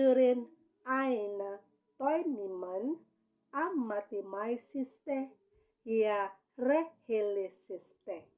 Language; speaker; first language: Finnish; non-native, learner; Cebuano